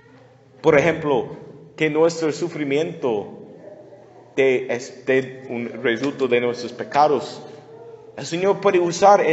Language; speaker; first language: Spanish; non-native, fluent; English